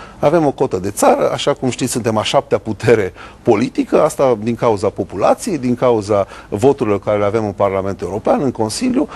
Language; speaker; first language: Romanian; native; Romanian